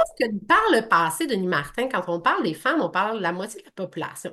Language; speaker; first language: French; native; French